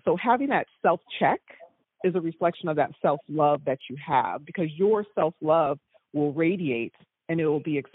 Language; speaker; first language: English; native; English